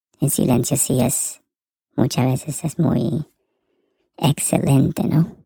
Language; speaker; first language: Spanish; early bilingual, heritage; Spanish